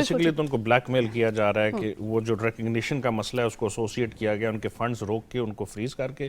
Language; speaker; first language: Urdu; native; Urdu